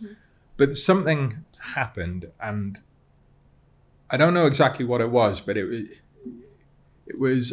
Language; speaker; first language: English; native; English